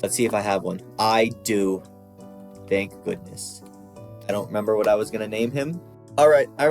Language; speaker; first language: English; native; English